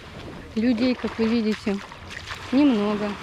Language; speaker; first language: Russian; native; Russian